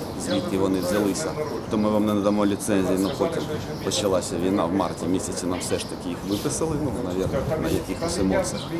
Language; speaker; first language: Ukrainian; native; Ukrainian